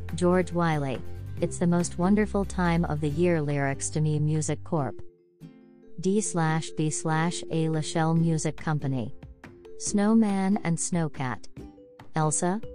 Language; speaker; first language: English; non-native, fluent; Thai